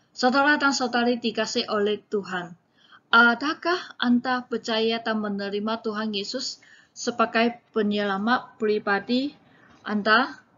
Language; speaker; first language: Malay; non-native, local second language; Chinese